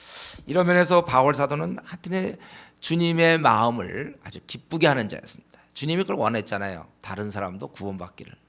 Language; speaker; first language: Korean; native; Korean